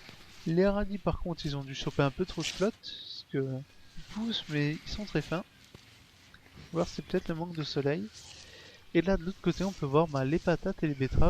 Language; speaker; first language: French; native; French